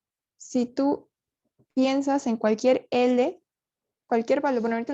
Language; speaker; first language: Spanish; native; Spanish